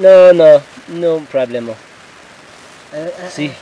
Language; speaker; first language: Spanish; non-native, learner; English